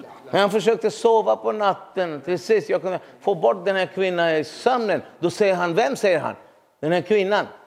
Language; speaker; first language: Swedish; non-native, fluent; Urdu